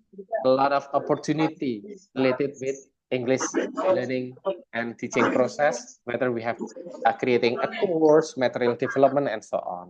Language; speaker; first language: English; non-native, fluent; Indonesian